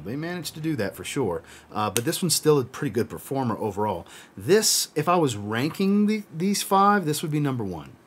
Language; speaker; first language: English; native; English